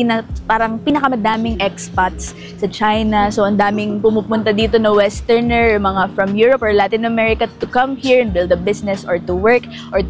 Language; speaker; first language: English; non-native, local second language; Filipino